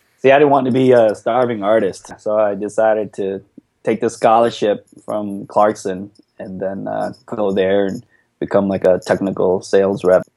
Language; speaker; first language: English; early bilingual, other home language; Korean